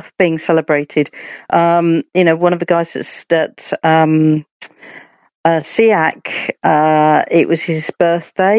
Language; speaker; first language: English; native; English